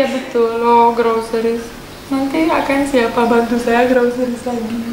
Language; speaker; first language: Indonesian; non-native, learner; Russian